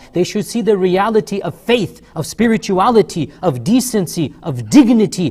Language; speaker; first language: English; native; English